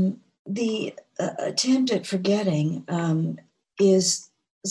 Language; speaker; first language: English; native; English